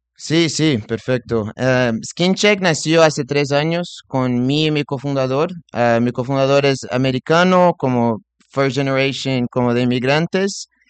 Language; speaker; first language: Spanish; non-native, fluent; Portuguese